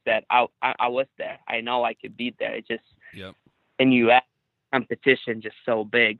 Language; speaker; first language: English; non-native, fluent; Ukrainian